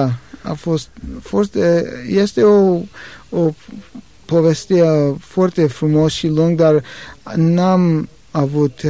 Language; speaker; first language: Romanian; non-native, learner; English